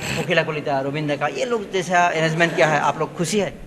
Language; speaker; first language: Hindi; non-native, local second language; Assamese